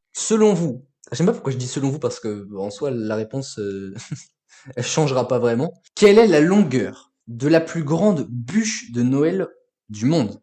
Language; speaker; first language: French; native; French